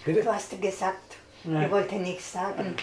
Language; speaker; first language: German; non-native, learner; Italian